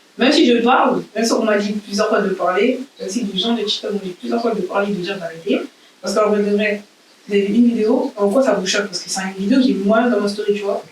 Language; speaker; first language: French; early bilingual, other home language; Haitian Creole